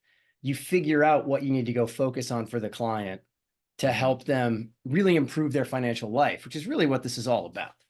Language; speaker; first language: English; native; English